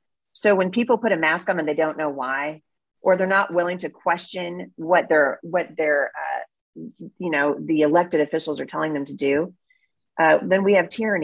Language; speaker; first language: English; native; English